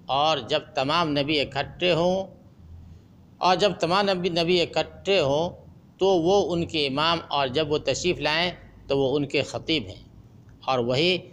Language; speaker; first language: Urdu; native; Urdu